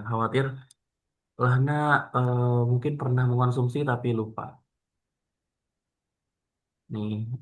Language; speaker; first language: Indonesian; native; Indonesian